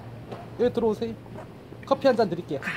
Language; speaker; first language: Korean; native; Korean